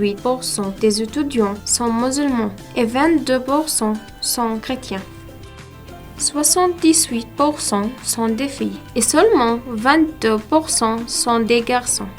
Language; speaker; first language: French; non-native, learner; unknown